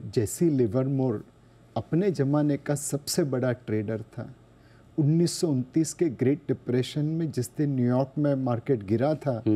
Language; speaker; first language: Hindi; non-native, local second language; Gujarati